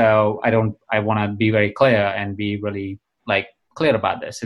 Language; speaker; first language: English; non-native, local second language; Hindi